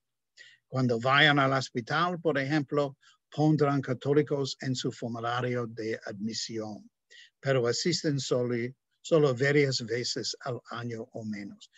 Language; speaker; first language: Spanish; non-native, fluent; English